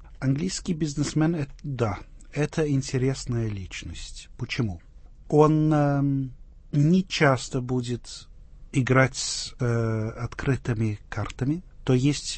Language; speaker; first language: Russian; non-native, fluent; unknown